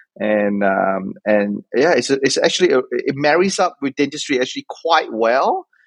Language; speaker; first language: English; native; English